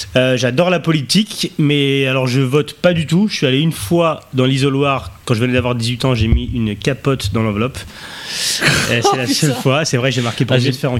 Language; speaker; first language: French; native; French